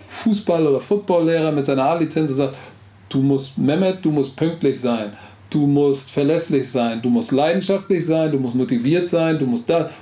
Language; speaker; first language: German; native; German